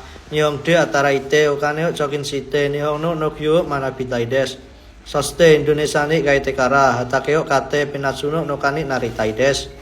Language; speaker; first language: Japanese; non-native, learner; Indonesian